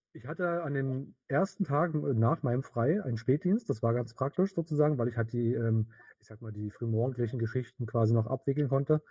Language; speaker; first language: German; native; German